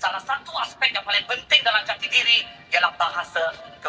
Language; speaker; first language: Malay; native; Malay